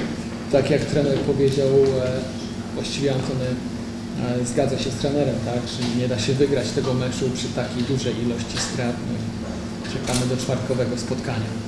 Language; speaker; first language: Polish; native; Polish